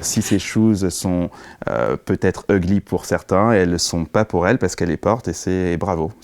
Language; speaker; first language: French; native; French